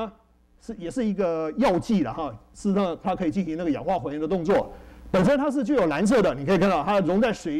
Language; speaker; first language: Chinese; native; Chinese